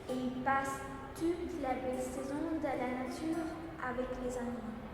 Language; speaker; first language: French; non-native, learner; Italian